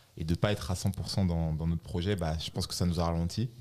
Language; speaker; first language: French; native; French